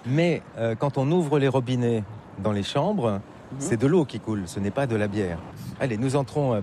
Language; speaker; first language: French; native; French